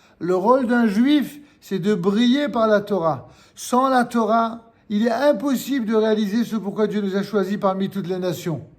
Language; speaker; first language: French; native; French